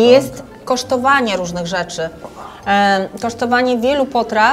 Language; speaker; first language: Polish; native; Polish